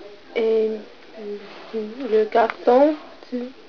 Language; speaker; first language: French; non-native, learner; English